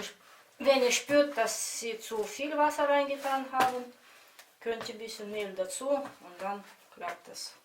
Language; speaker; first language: German; non-native, fluent; Russian